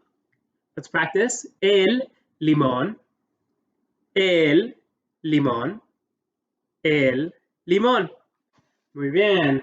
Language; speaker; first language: Spanish; early bilingual, heritage; English